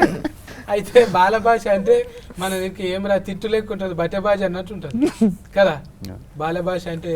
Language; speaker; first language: Telugu; native; Telugu